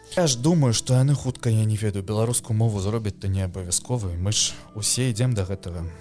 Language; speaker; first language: Belarusian; non-native, local second language; Russian